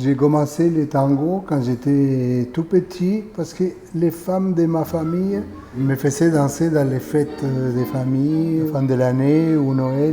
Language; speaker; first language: French; non-native, fluent; Spanish